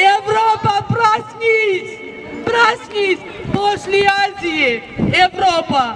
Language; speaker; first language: Russian; non-native, fluent; Georgian